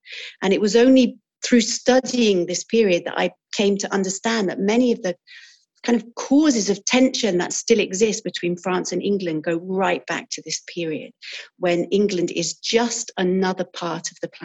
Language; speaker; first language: English; native; English